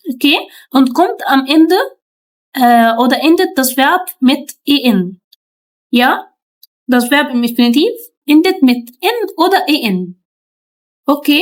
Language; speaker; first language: German; non-native, learner; Arabic